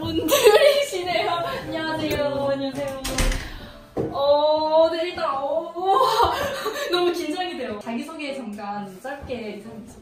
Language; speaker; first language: Korean; non-native, fluent; Thai